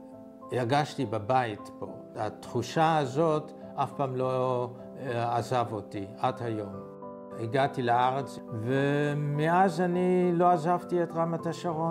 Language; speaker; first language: Hebrew; non-native, fluent; Dutch